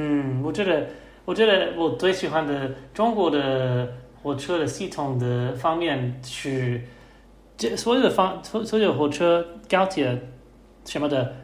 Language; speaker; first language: Chinese; non-native, learner; English